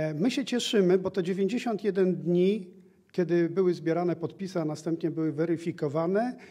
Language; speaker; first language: Polish; native; Polish